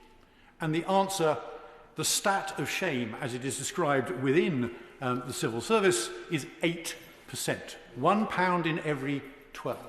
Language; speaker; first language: English; native; English